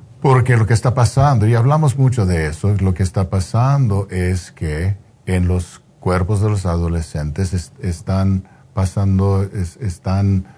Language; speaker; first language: Spanish; non-native, fluent; English